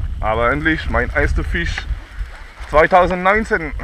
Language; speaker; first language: German; non-native, fluent; French